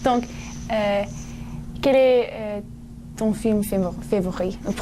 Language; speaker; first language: French; non-native, learner; English